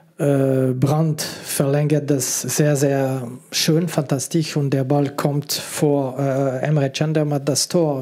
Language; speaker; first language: German; non-native, local second language; French